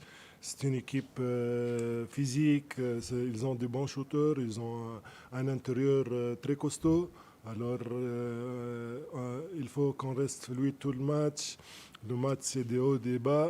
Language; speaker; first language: French; non-native, local second language; Arabic